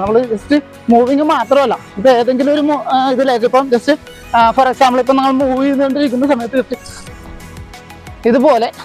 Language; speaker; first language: Malayalam; native; Malayalam